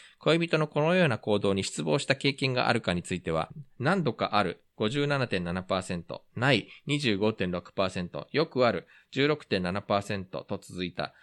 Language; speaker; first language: Japanese; native; Japanese